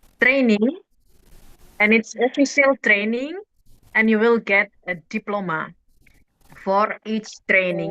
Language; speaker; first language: English; early bilingual, heritage; Indonesian